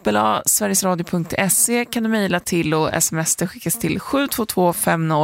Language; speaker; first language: Swedish; native; Swedish